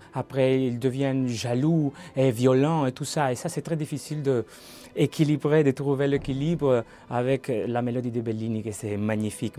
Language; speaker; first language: French; non-native, fluent; Spanish